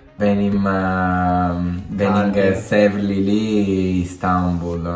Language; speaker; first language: Turkish; non-native, learner; Italian